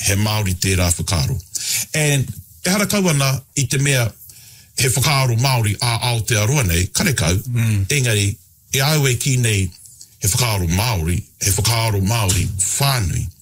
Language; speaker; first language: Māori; non-native, local second language; English